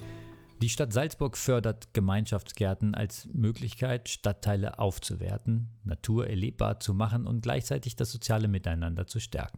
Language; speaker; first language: German; native; German